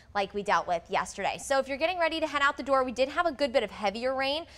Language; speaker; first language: English; native; English